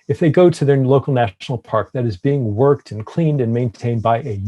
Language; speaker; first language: English; native; English